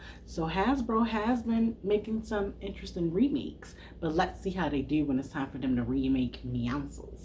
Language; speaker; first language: English; native; English